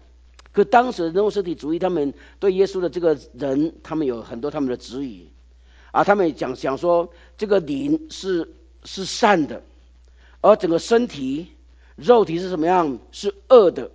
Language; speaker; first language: Chinese; native; Chinese